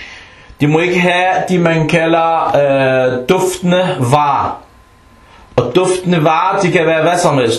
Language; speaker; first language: Danish; non-native, fluent; Arabic